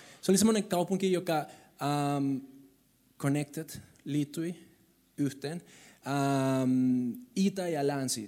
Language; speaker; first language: Finnish; non-native, fluent; Spanish